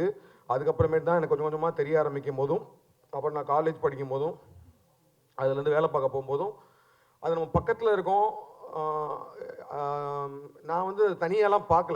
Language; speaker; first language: Tamil; native; Tamil